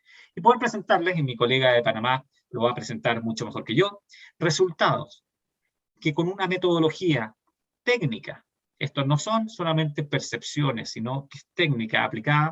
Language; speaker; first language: Spanish; native; Spanish